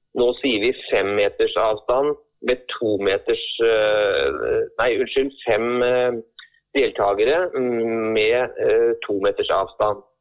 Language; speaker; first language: Norwegian; native; Norwegian